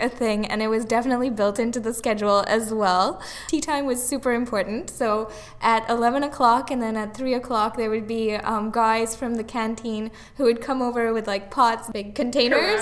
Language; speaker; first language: English; non-native, local second language; Tamil